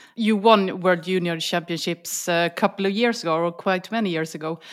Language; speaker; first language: English; non-native, fluent; Swedish